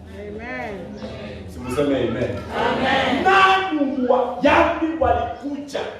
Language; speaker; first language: Swahili; non-native, local second language; Kikuyu